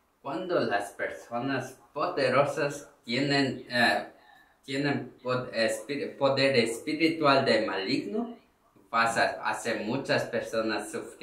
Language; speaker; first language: Spanish; non-native, learner; Korean